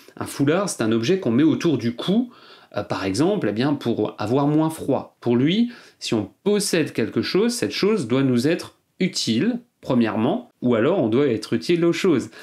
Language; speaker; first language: French; native; French